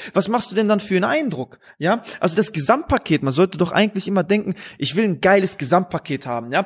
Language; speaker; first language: German; native; German